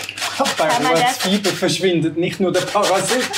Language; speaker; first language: German; native; German